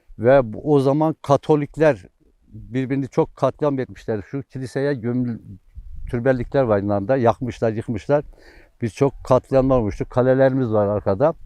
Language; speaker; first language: Turkish; native; Turkish